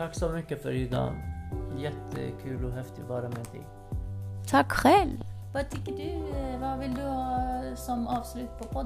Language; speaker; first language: Swedish; non-native, fluent; Kurdish